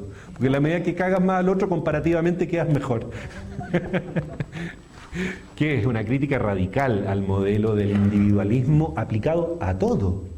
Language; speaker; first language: Spanish; native; Spanish